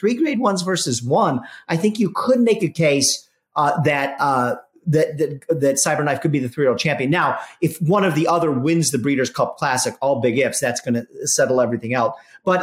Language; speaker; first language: English; native; English